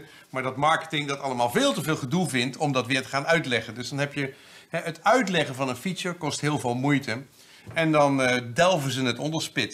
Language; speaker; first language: Dutch; native; Dutch